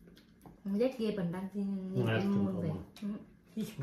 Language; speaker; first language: German; non-native, learner; Vietnamese